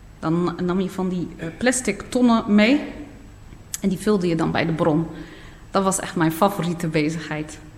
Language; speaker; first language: Dutch; early bilingual, other home language; Berber languages